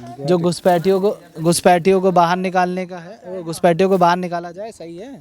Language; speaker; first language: Hindi; native; Hindi